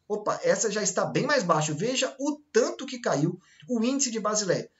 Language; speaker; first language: Portuguese; native; Portuguese